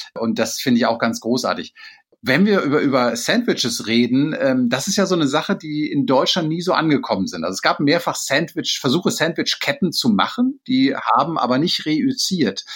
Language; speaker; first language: German; native; German